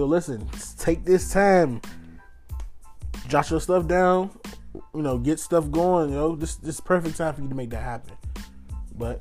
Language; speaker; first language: English; native; English